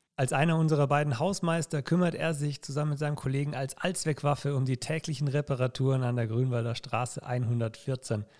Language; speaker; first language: German; native; German